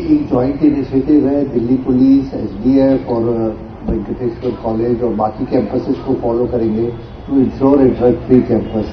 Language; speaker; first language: Hindi; native; Hindi